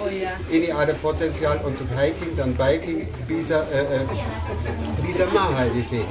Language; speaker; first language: Indonesian; non-native, learner; German